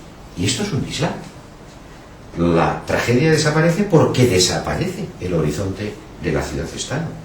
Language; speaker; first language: Spanish; native; Spanish